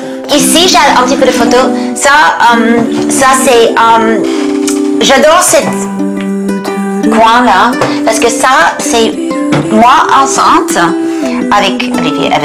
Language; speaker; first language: French; non-native, learner; English